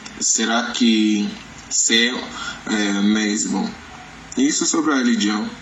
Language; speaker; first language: Portuguese; non-native, learner; Yoruba